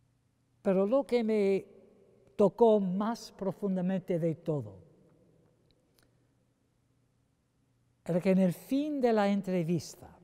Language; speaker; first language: Spanish; non-native, fluent; English